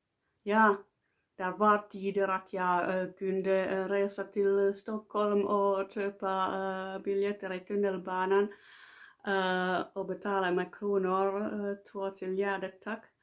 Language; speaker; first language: Swedish; non-native, local second language; Finnish